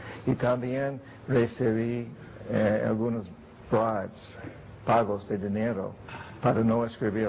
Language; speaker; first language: Spanish; non-native, fluent; English